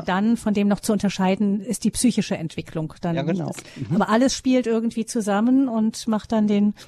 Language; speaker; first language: German; native; German